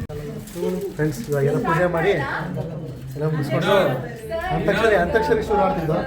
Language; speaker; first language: Kannada; native; Kannada